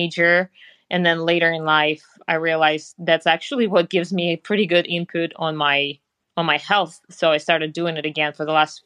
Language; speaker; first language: English; non-native, fluent; Russian